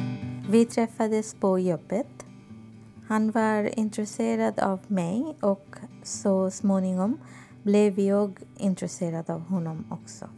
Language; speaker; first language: Swedish; non-native, fluent; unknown